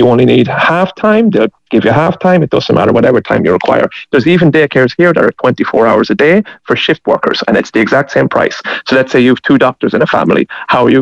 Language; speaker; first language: English; native; English